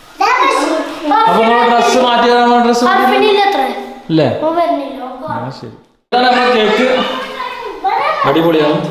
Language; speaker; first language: Arabic; non-native, learner; Malayalam